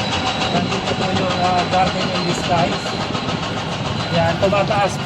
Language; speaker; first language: Filipino; native; Filipino